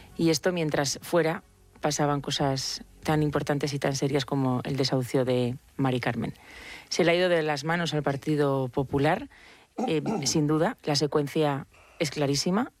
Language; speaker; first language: Spanish; native; Spanish